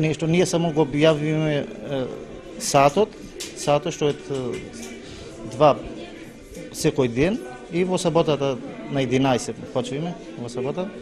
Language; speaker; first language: Macedonian; early bilingual, heritage; Macedonian